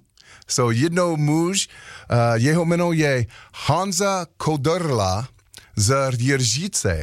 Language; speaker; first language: Czech; non-native, learner; English